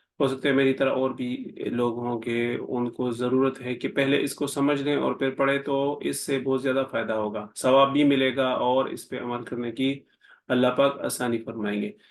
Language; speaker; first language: Urdu; non-native, local second language; Pashto